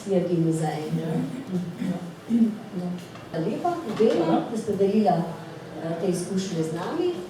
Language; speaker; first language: Slovenian; native; Slovenian